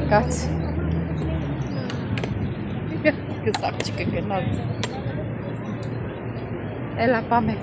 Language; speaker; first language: Greek; non-native, learner; Armenian